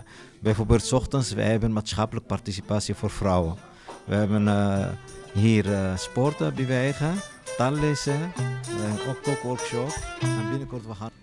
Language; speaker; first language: Dutch; non-native, local second language; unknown